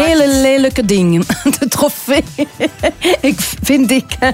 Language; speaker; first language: Dutch; non-native, local second language; French